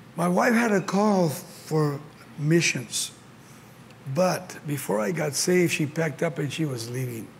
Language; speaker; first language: English; early bilingual, other home language; Spanish